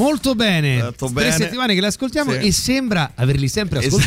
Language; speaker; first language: Italian; native; Italian